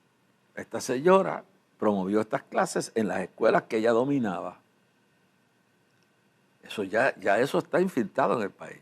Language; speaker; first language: Spanish; native; Spanish